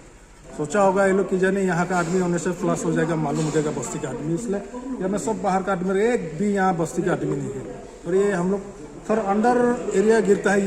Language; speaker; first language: Hindi; non-native, local second language; Khasi